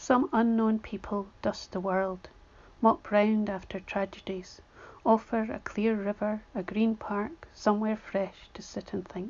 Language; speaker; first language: English; native; English